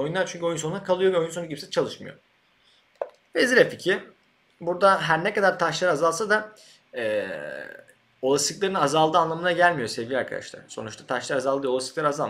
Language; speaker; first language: Turkish; native; Turkish